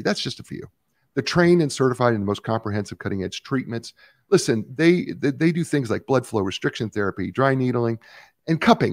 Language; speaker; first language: English; native; English